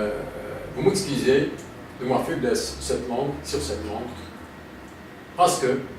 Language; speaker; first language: French; non-native, local second language; Arabic